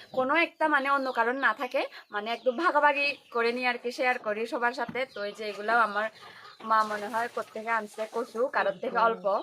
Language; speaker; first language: Bangla; non-native, local second language; Chakma